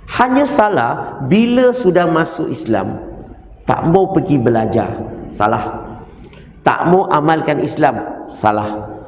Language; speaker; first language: Malay; non-native, local second language; Chinese